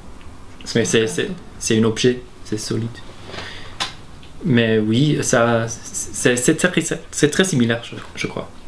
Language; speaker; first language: French; non-native, local second language; German